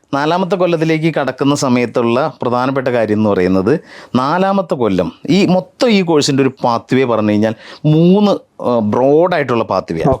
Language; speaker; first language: Malayalam; native; Malayalam